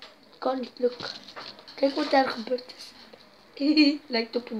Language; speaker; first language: Dutch; non-native, local second language; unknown